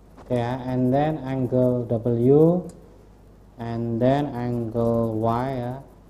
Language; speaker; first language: English; non-native, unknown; Indonesian